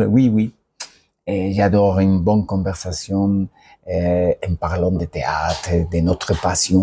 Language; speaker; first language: French; non-native, learner; Spanish